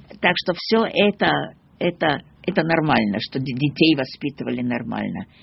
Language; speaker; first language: Russian; early bilingual, heritage; Russian